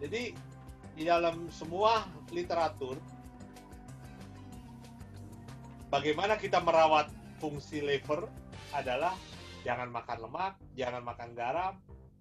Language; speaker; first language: Indonesian; native; Indonesian